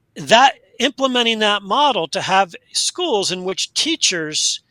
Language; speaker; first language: English; native; English